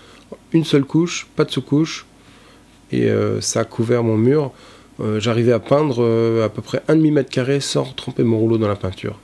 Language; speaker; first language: French; native; French